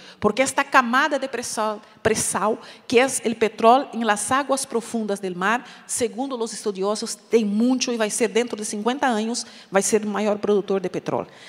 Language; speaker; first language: Portuguese; native; Portuguese